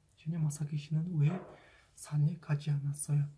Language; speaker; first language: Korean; non-native, fluent; Kazakh